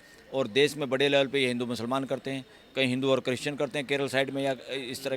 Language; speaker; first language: Hindi; native; Hindi